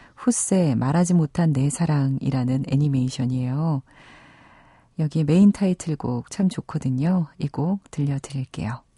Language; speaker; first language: Korean; native; Korean